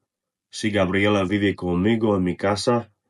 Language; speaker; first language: Spanish; non-native, learner; Russian